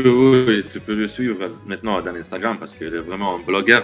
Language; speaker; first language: French; non-native, learner; Russian